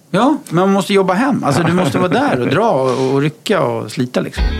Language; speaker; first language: Swedish; native; Swedish